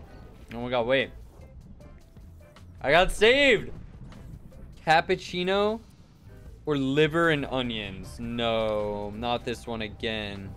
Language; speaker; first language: English; native; English